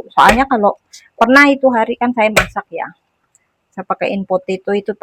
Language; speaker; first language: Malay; non-native, local second language; Indonesian